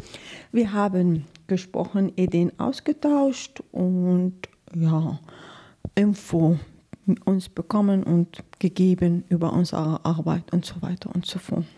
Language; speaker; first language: German; non-native, learner; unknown